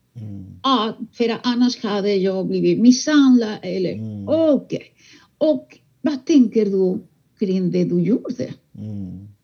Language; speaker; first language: Swedish; non-native, fluent; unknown